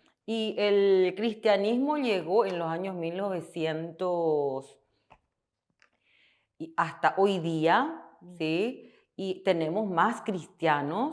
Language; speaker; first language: Spanish; non-native, fluent; Korean